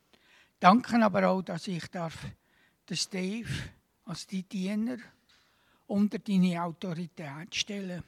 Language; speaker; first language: German; native; German